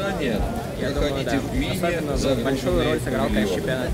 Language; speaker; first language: Russian; native; Russian